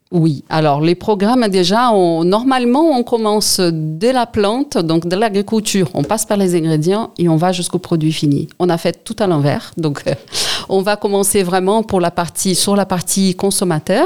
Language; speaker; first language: French; non-native, fluent; Portuguese